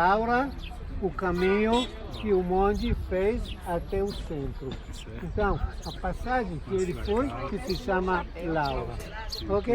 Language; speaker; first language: Portuguese; non-native, learner; Hebrew